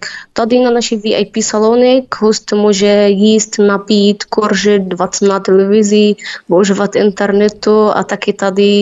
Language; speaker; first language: Czech; non-native, learner; Arabic